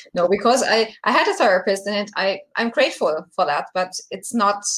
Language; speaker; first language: English; non-native, fluent; German